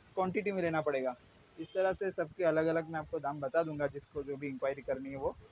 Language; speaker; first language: Hindi; non-native, local second language; Gujarati